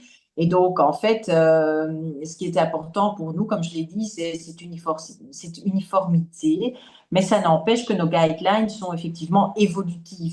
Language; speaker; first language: French; native; French